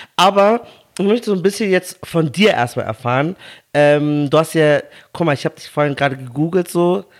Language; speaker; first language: German; early bilingual, other home language; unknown